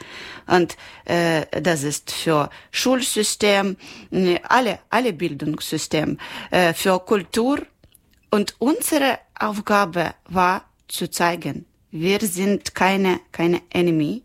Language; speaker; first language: German; non-native, learner; Ukrainian